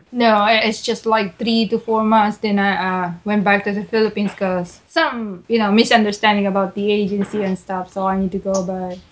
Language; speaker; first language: English; non-native, local second language; Filipino